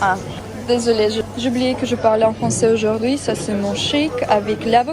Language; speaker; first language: French; non-native, fluent; Russian